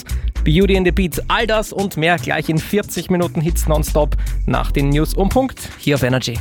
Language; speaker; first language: German; native; German